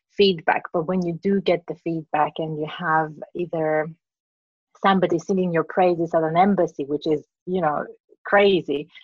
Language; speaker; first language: English; non-native, fluent; Greek